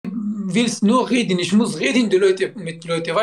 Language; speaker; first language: German; non-native, learner; Arabic